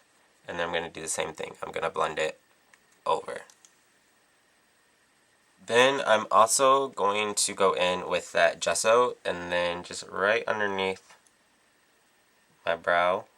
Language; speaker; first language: English; native; English